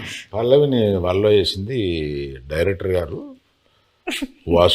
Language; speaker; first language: Telugu; native; Telugu